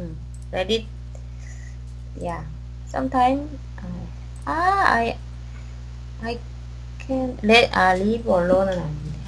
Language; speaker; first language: English; non-native, learner; Korean